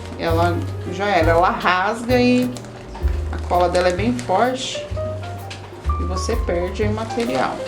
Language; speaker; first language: Portuguese; native; Portuguese